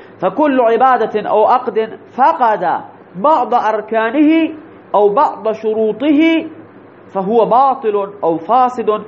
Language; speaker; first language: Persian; non-native, local second language; Baluchi